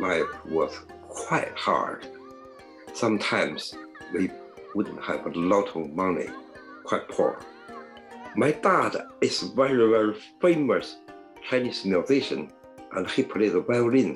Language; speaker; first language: English; non-native, learner; Chinese